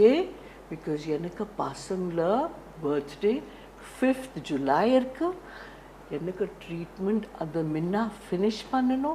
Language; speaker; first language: Tamil; non-native, learner; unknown